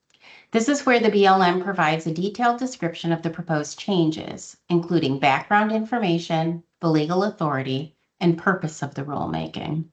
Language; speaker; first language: English; native; English